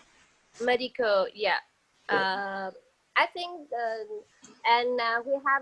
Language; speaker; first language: English; non-native, learner; Vietnamese